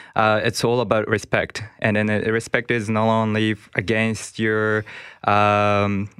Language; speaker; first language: English; non-native, learner; Japanese